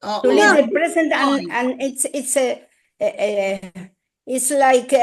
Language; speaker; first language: English; non-native, learner; Spanish